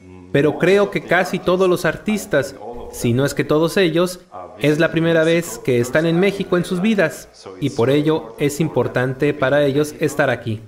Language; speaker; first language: Spanish; non-native, fluent; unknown